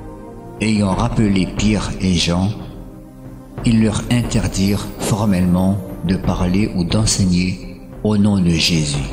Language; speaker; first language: French; native; French